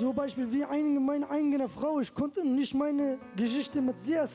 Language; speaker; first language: German; non-native, learner; Turkish